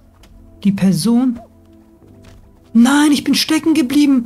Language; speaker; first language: German; native; German